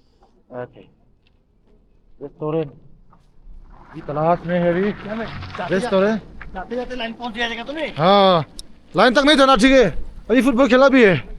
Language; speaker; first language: Hindi; non-native, local second language; Mizo